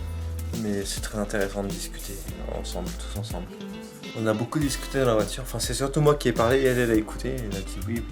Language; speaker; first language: French; native; French